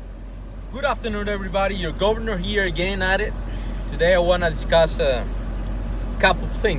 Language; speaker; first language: English; non-native, fluent; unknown